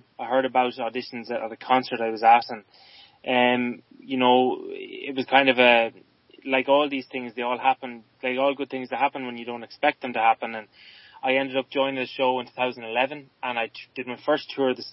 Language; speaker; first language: English; native; English